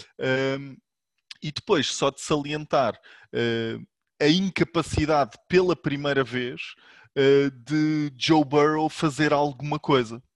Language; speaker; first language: Portuguese; native; Portuguese